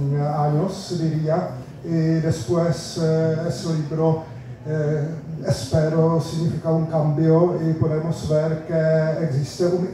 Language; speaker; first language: Spanish; non-native, fluent; Czech